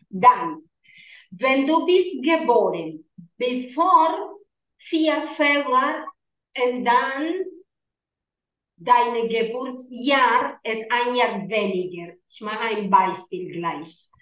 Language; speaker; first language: German; non-native, learner; Spanish